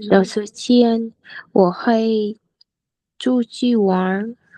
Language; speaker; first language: Chinese; non-native, learner; Vietnamese